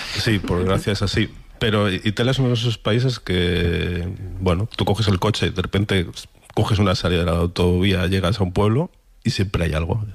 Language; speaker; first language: Spanish; native; Spanish